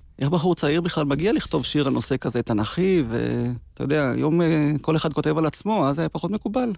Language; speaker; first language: Hebrew; native; Hebrew